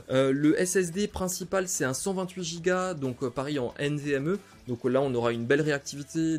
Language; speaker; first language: French; native; French